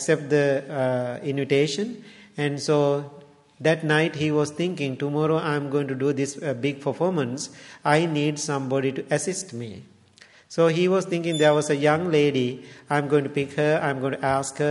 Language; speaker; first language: English; non-native, local second language; Sinhala